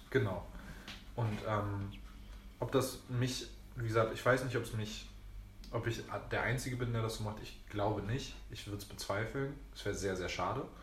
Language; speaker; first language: German; early bilingual, other home language; Greek